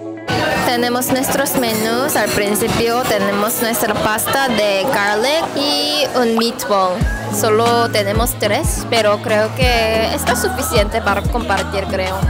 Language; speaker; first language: Spanish; non-native, fluent; Korean